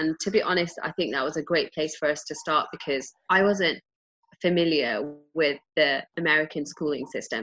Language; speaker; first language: English; native; English